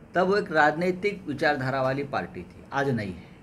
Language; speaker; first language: Hindi; non-native, local second language; Marathi